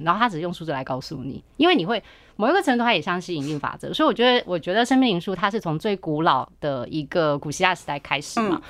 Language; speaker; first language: Chinese; native; Chinese